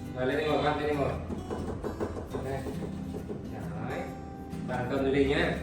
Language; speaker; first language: Vietnamese; native; Vietnamese